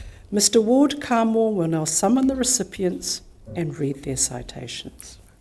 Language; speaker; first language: English; native; English